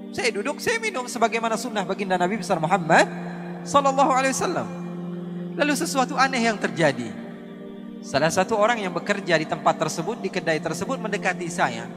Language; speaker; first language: Indonesian; native; Indonesian